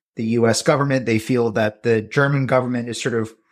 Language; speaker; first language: English; native; English